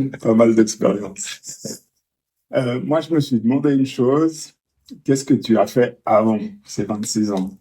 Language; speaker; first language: French; native; French